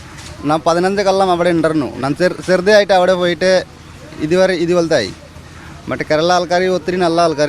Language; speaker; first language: Malayalam; non-native, learner; Bangla